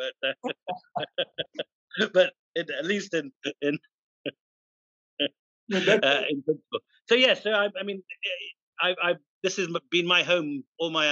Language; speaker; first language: English; native; English